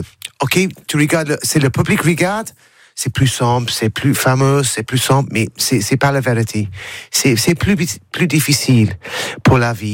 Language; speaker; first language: French; non-native, learner; English